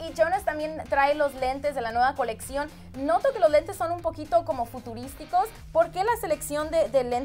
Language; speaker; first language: Spanish; native; Spanish